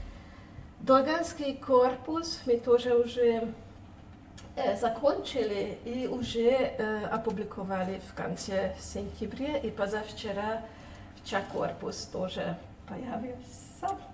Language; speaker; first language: Russian; non-native, fluent; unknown